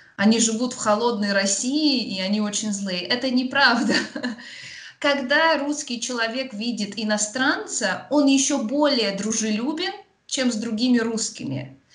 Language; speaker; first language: Russian; native; Russian